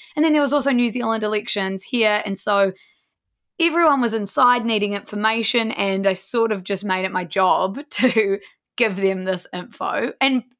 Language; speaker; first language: English; native; English